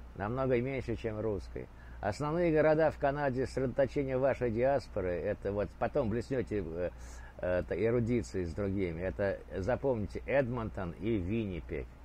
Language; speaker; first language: Russian; native; Russian